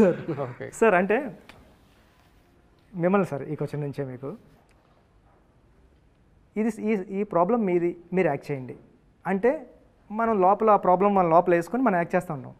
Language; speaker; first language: Telugu; native; Telugu